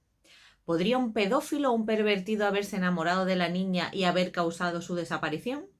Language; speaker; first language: Spanish; native; Spanish